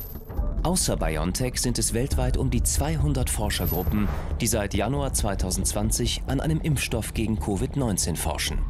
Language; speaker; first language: German; native; German